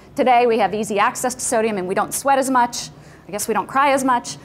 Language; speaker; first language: English; native; English